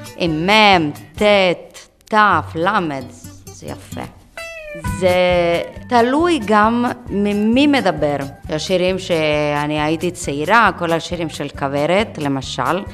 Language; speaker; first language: Hebrew; non-native, learner; Italian